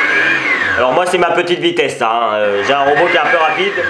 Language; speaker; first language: French; native; French